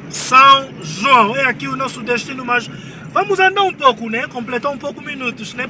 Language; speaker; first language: Portuguese; non-native, learner; Lingala